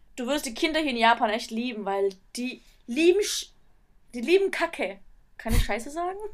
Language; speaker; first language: German; early bilingual, other home language; Turkish